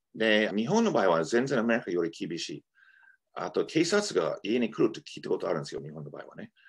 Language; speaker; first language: Japanese; non-native, fluent; English